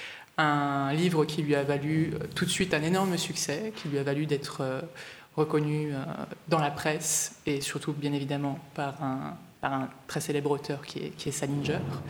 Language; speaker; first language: French; native; French